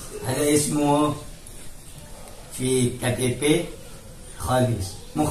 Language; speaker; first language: Arabic; non-native, learner; Indonesian